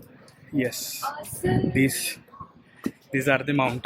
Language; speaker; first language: English; non-native, local second language; Marathi